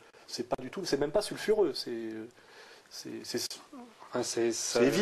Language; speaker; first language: French; native; French